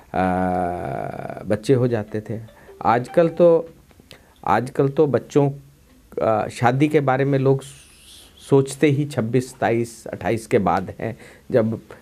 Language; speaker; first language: Hindi; non-native, local second language; Punjabi